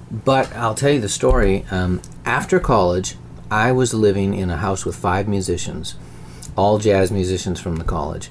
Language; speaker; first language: English; native; English